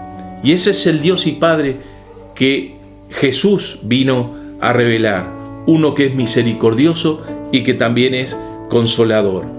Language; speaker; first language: Spanish; native; Spanish